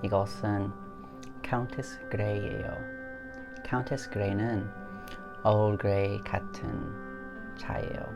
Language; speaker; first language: Korean; non-native, learner; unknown